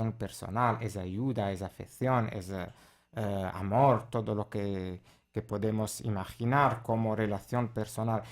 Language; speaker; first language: Spanish; non-native, fluent; Italian